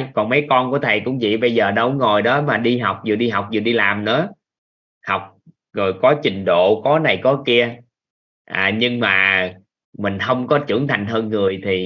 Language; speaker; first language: Vietnamese; native; Vietnamese